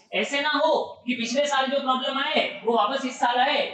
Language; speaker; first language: Hindi; non-native, local second language; Marathi